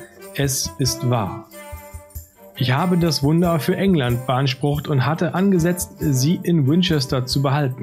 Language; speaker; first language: German; native; German